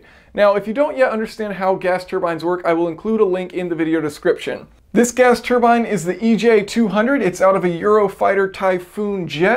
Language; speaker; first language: English; native; English